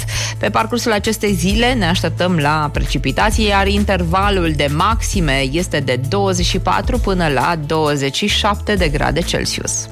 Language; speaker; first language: Romanian; native; Romanian